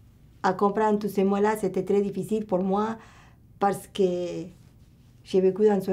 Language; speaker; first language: French; non-native, local second language; Spanish